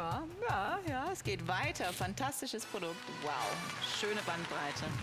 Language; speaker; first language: German; native; German